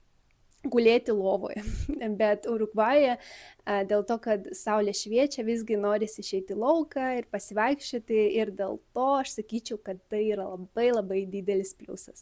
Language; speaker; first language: Lithuanian; early bilingual, other home language; Spanish